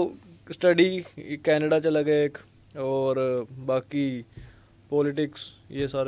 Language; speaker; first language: Hindi; non-native, local second language; Punjabi